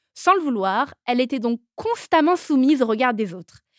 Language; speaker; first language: French; native; French